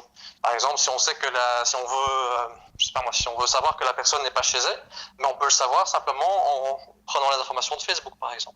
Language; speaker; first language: French; native; French